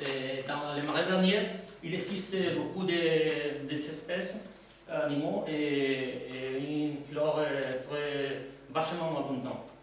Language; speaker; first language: French; non-native, learner; Spanish